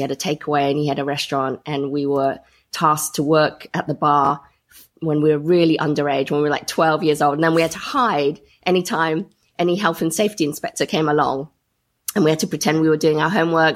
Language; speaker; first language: English; native; English